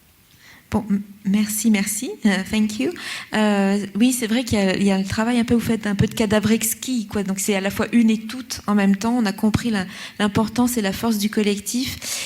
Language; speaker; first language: French; native; French